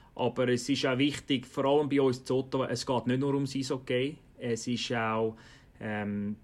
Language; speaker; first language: German; native; German